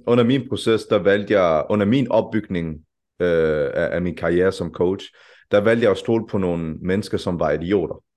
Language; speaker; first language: Danish; early bilingual, other home language; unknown